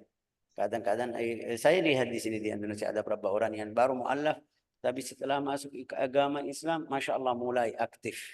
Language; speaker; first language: Indonesian; non-native, fluent; Arabic